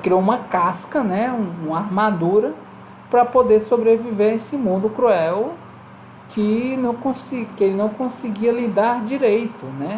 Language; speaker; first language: Portuguese; native; Portuguese